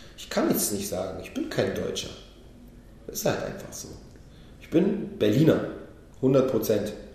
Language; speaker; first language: German; early bilingual, other home language; Hebrew